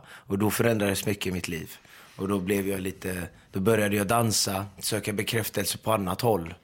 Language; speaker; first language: Swedish; early bilingual, other home language; Persian